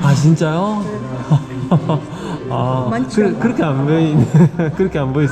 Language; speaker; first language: Korean; native; Korean